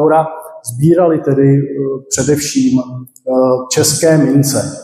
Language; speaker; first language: Czech; native; Czech